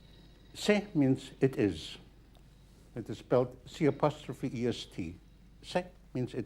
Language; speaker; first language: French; non-native, fluent; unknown